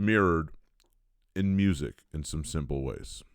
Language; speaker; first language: English; native; English